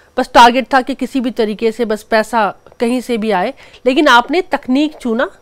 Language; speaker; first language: Hindi; native; Hindi